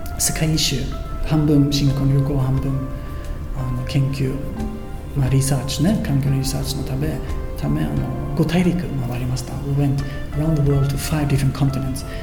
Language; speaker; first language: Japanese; non-native, fluent; Swedish